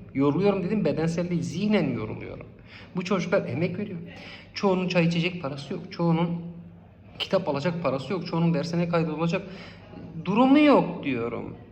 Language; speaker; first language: Turkish; non-native, local second language; Kurdish